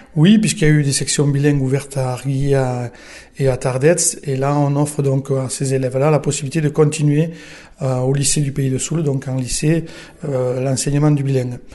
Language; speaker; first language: French; non-native, local second language; Occitan